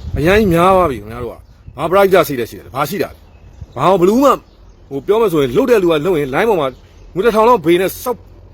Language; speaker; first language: Burmese; native; Burmese